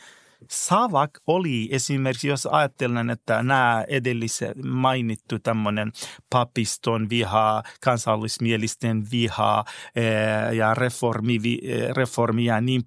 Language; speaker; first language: Finnish; non-native, fluent; Persian